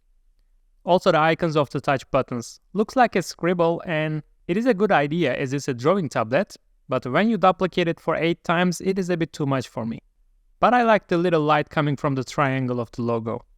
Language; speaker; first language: English; non-native, fluent; Turkish